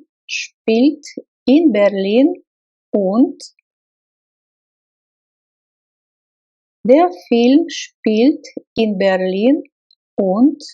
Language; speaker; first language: German; non-native, fluent; Russian